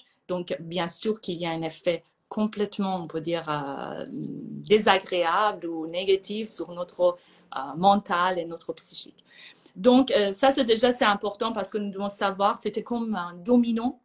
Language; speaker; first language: French; non-native, fluent; Persian